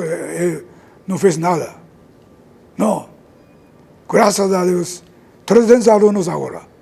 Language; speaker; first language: Portuguese; non-native, learner; Japanese